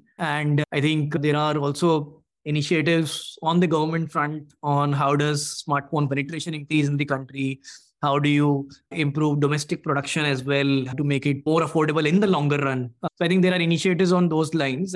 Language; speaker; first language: English; non-native, local second language; Hindi